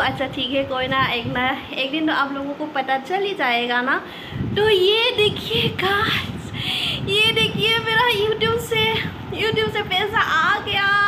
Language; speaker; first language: Hindi; non-native, local second language; Assamese